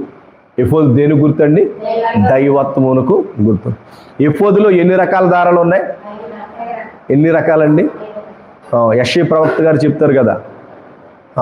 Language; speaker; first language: Telugu; native; Telugu